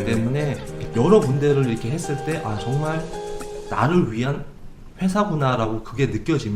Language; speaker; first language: Korean; native; Korean